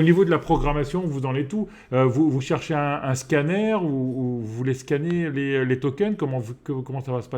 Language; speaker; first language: French; native; French